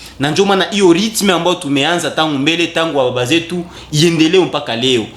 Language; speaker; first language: Swahili; native; Swahili